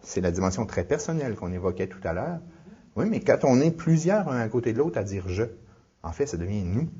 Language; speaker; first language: French; native; French